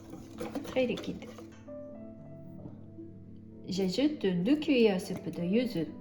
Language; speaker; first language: French; non-native, fluent; Japanese